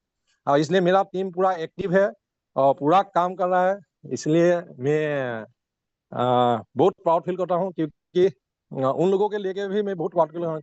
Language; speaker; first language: Hindi; non-native, local second language; Assamese